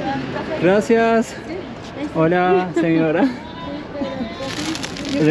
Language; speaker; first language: Spanish; non-native, learner; Turkish